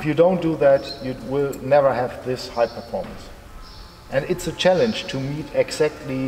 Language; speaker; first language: English; non-native, fluent; German